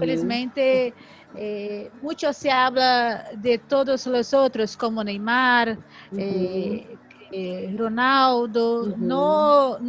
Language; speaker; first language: Spanish; non-native, learner; Portuguese